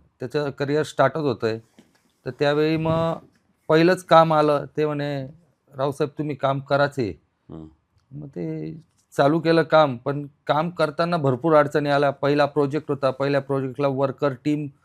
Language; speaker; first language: Marathi; native; Marathi